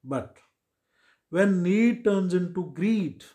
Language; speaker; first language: English; non-native, local second language; Punjabi